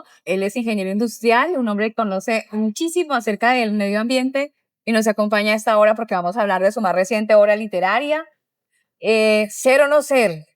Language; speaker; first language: Spanish; native; Spanish